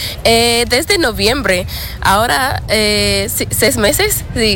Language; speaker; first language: Spanish; non-native, learner; English